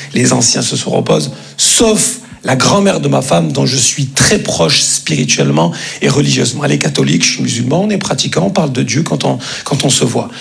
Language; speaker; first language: French; native; French